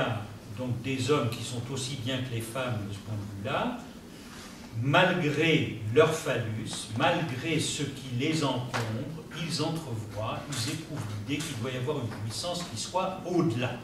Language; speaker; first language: French; native; French